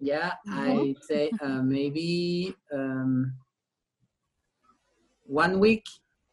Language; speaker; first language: English; non-native, learner; French